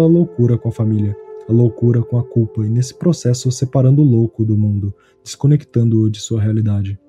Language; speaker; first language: Portuguese; native; Portuguese